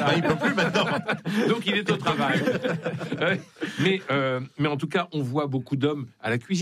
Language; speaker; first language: French; native; French